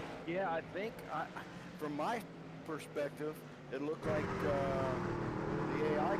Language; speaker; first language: English; native; English